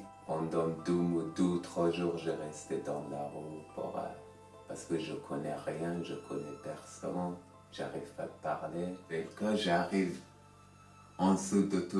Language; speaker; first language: French; non-native, learner; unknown